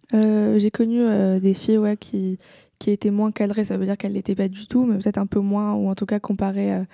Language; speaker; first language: French; native; French